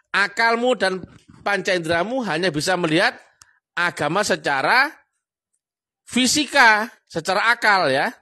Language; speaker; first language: Indonesian; non-native, local second language; Javanese